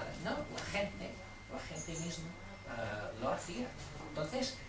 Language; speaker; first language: Spanish; non-native, fluent; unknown